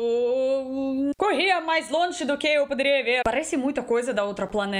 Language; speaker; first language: Portuguese; non-native, learner; Russian